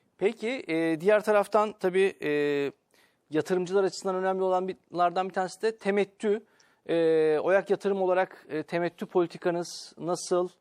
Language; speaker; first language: Turkish; native; Turkish